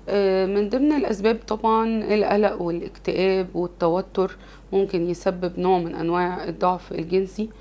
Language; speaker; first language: Arabic; native; Arabic